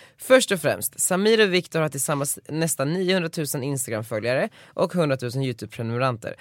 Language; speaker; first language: Swedish; native; Swedish